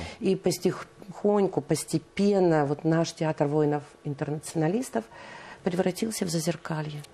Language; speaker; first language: Russian; native; Russian